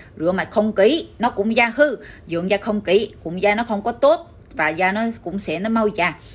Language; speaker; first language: Vietnamese; early bilingual, heritage; Korean